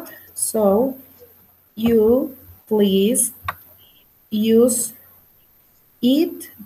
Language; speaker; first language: English; non-native, learner; Spanish